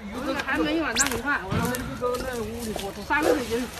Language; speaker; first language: Chinese; native; Chinese